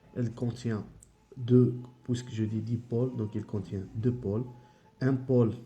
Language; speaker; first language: French; non-native, local second language; Arabic